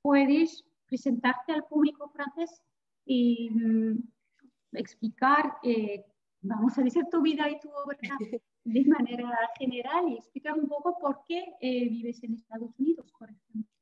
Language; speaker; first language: Spanish; non-native, fluent; French